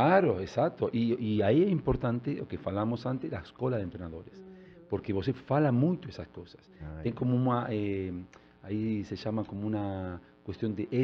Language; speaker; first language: Portuguese; non-native, learner; Spanish